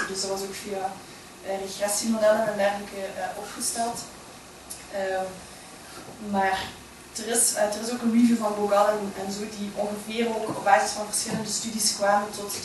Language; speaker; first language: Dutch; native; Dutch